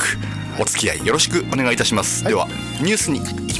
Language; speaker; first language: Japanese; native; Japanese